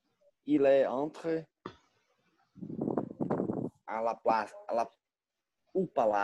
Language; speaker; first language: French; non-native, learner; Portuguese